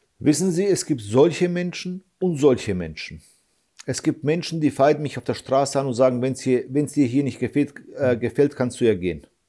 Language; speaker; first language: German; early bilingual, other home language; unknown